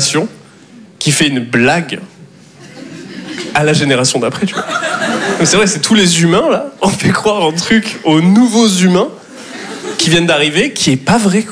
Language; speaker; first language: French; native; French